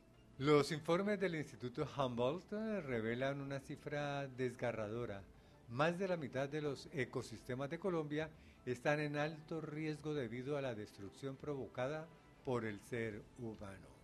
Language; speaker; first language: Spanish; native; Spanish